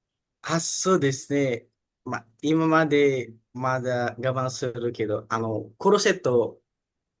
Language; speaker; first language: Japanese; non-native, learner; Indonesian